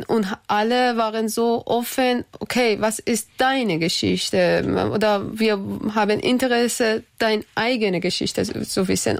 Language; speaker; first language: German; non-native, learner; Persian